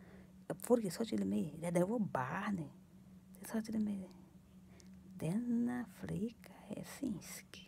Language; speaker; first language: Swedish; non-native, learner; Portuguese